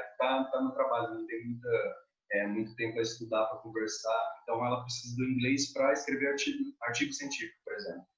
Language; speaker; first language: Portuguese; native; Portuguese